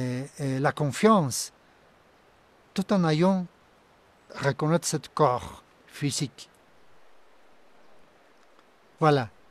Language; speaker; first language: French; non-native, fluent; Spanish